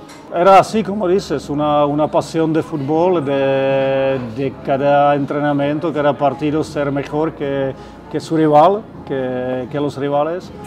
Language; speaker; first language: Spanish; non-native, fluent; Czech